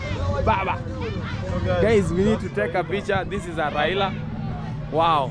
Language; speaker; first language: English; non-native, learner; Swahili